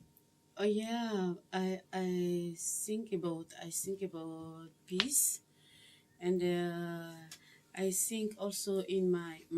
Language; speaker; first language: English; non-native, learner; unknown